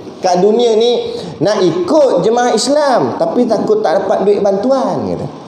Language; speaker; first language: Malay; native; Malay